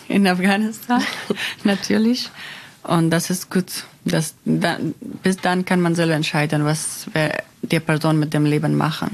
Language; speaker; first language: German; non-native, learner; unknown